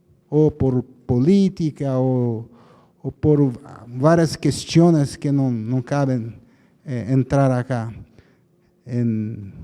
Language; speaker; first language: Spanish; non-native, fluent; Portuguese